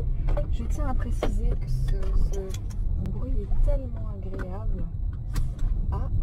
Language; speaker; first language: French; native; French